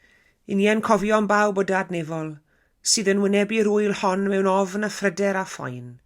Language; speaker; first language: Welsh; native; Welsh